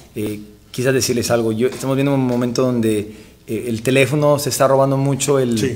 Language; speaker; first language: Spanish; native; Spanish